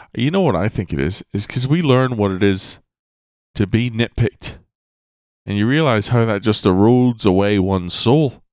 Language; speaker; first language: English; native; English